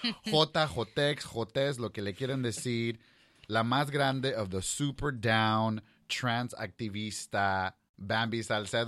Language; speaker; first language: Spanish; early bilingual, heritage; Spanish